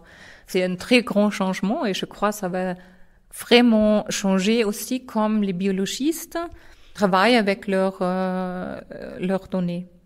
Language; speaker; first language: French; non-native, fluent; German